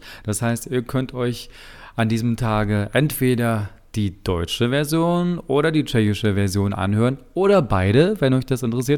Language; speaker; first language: German; native; German